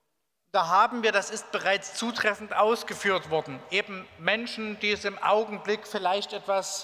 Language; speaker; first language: German; native; German